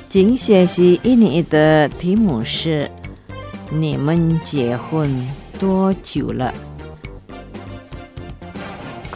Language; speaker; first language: Chinese; non-native, fluent; Indonesian